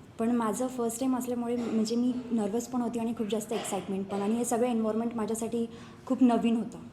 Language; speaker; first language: Marathi; native; Marathi